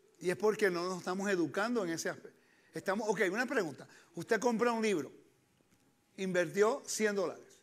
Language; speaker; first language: Spanish; early bilingual, heritage; Spanish